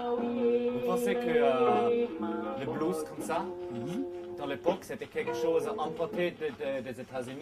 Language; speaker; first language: French; non-native, learner; German